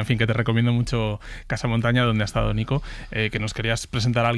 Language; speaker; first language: Spanish; native; Spanish